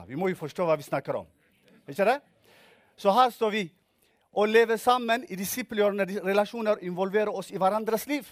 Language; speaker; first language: Norwegian; non-native, fluent; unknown